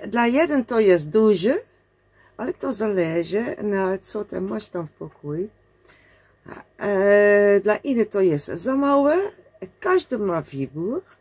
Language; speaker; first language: Polish; non-native, learner; Dutch